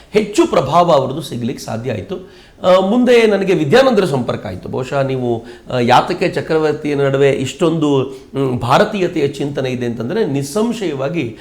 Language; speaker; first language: Kannada; native; Kannada